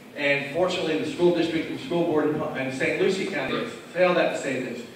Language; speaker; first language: English; native; English